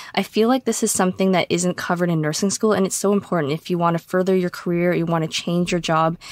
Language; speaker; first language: English; native; English